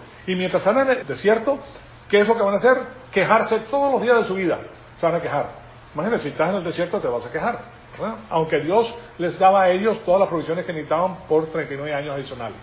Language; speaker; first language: Spanish; native; Spanish